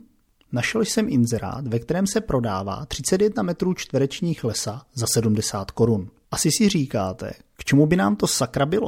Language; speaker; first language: Czech; native; Czech